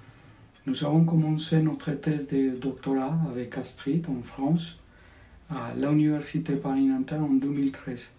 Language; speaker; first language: French; non-native, fluent; Spanish